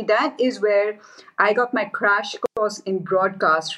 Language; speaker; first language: English; non-native, local second language; Hindi